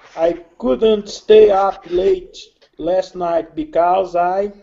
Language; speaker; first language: English; non-native, learner; Portuguese